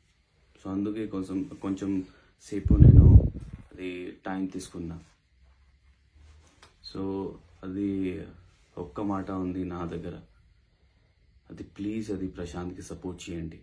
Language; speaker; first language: Telugu; non-native, learner; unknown